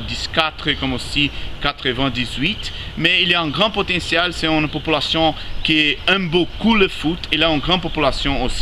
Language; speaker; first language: French; non-native, learner; Spanish